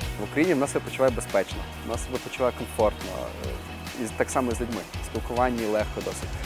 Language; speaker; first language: Ukrainian; native; Ukrainian